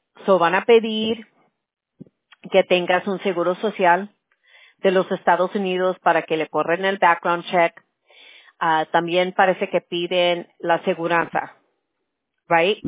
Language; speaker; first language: Spanish; early bilingual, heritage; Spanish